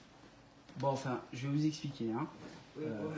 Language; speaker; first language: French; native; French